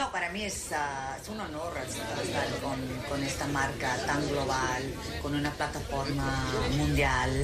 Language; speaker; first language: Spanish; early bilingual, heritage; Spanish